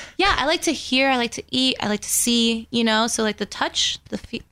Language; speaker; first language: English; early bilingual, other home language; Spanish